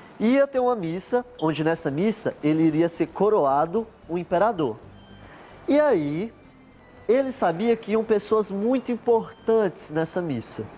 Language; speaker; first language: Portuguese; native; Portuguese